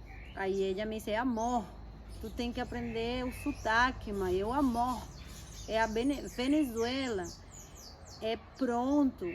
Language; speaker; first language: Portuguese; non-native, learner; Spanish